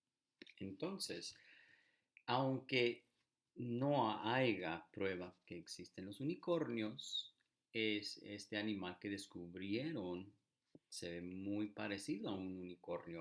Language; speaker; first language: Spanish; early bilingual, heritage; Spanish